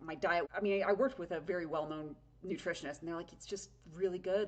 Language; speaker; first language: English; native; English